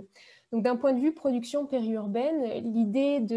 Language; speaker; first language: French; native; French